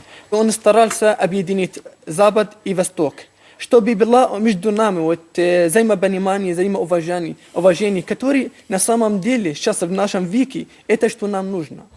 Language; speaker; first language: Russian; non-native, fluent; Arabic